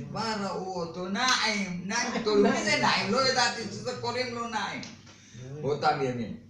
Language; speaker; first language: Hebrew; non-native, fluent; Arabic